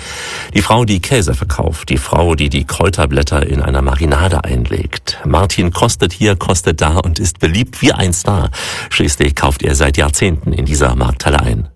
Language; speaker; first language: German; native; German